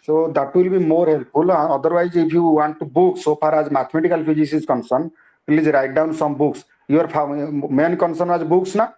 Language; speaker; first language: English; non-native, local second language; Hindi